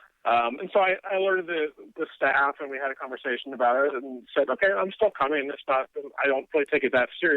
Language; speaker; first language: English; native; English